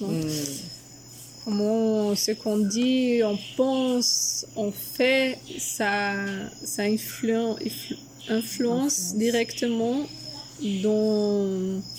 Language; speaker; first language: French; non-native, fluent; Portuguese